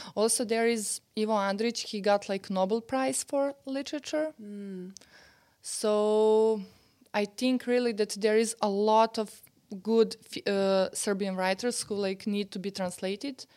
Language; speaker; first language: English; non-native, fluent; Serbian